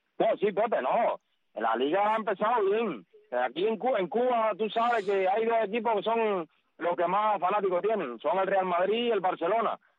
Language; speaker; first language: Spanish; native; Spanish